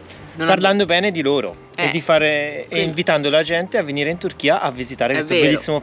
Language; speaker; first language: Italian; native; Italian